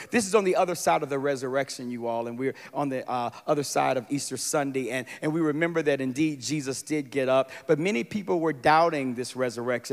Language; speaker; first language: English; native; English